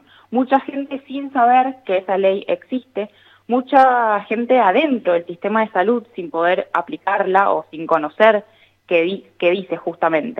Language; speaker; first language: Spanish; native; Spanish